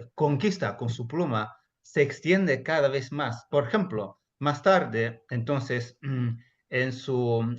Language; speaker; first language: Spanish; non-native, fluent; Chinese